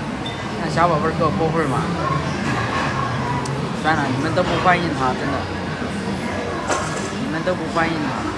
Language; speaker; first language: Chinese; native; Chinese